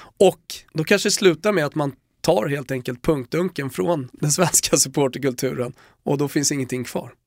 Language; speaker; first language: Swedish; native; Swedish